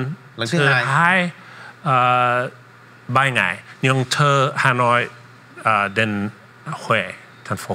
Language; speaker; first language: Vietnamese; non-native, fluent; English